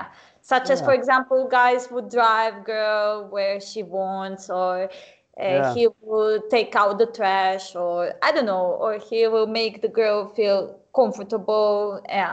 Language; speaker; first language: English; non-native, fluent; Serbian